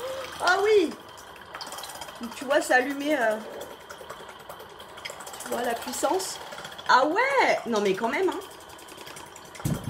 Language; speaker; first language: French; native; French